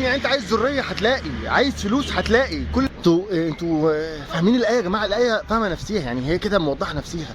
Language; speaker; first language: Arabic; native; Arabic